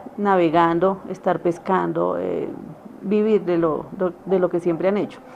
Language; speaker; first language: Spanish; native; Spanish